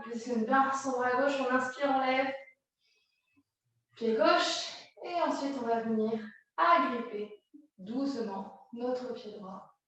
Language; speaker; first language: French; native; French